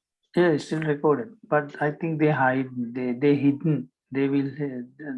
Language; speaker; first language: English; non-native, learner; Sinhala